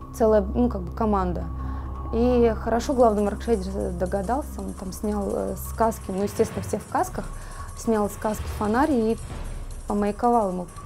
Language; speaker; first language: Russian; native; Russian